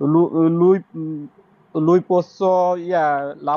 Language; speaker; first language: Italian; non-native, learner; Bangla